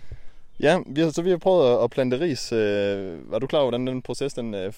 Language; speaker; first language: Danish; native; Danish